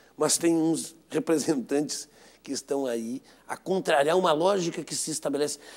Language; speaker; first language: Portuguese; native; Portuguese